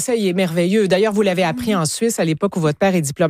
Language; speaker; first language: French; native; French